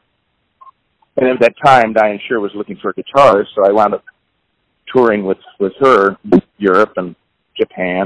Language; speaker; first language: English; native; English